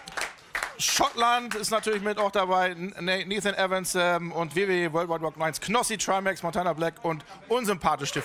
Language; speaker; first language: German; native; German